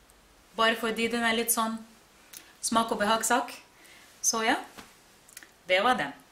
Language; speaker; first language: Norwegian; non-native, fluent; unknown